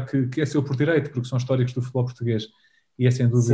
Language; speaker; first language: Portuguese; native; Portuguese